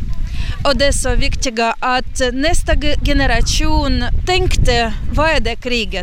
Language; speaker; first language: Swedish; non-native, learner; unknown